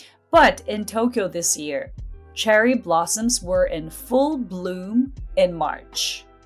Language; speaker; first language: English; non-native, fluent; Japanese